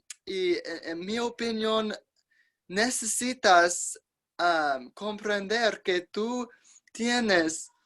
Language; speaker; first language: Spanish; non-native, learner; English